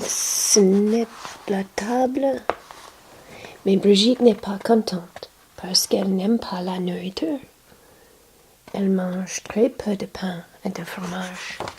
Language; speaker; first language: French; non-native, learner; English